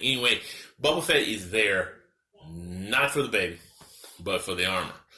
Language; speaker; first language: English; native; English